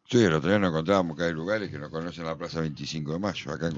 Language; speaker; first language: Spanish; native; Spanish